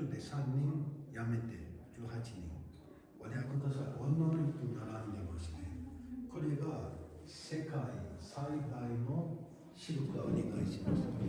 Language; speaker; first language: Japanese; non-native, fluent; Turkish